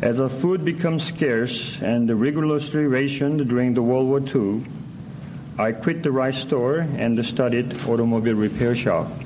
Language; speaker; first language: English; non-native, learner; Korean